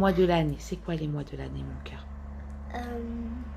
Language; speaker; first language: French; native; French